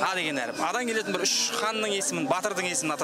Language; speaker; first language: Kazakh; native; Kazakh